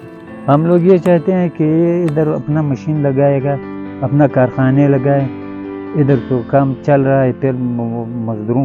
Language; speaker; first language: Hindi; non-native, local second language; Pashto